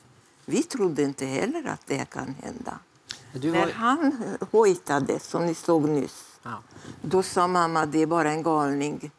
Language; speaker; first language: Swedish; non-native, fluent; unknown